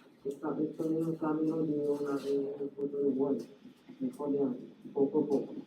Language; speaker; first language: Spanish; non-native, learner; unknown